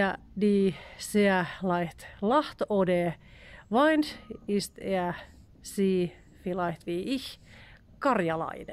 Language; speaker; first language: German; non-native, learner; Finnish